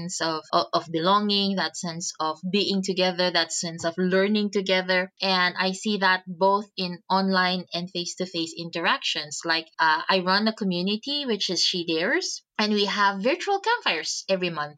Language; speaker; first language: English; non-native, local second language; Filipino